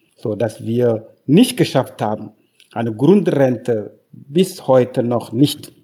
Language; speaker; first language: German; non-native, fluent; Wolof